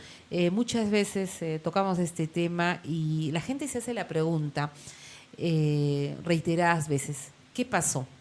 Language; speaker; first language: Spanish; native; Spanish